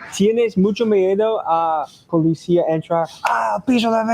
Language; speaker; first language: Spanish; non-native, learner; English